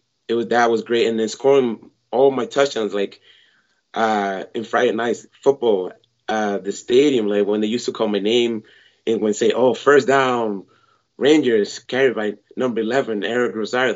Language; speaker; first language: English; non-native, fluent; Spanish